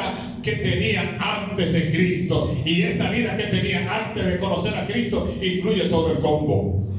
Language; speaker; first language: Spanish; native; Spanish